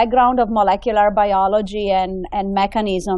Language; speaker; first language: English; non-native, fluent; Italian